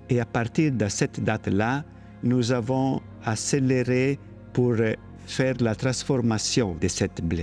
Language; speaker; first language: French; non-native, learner; Italian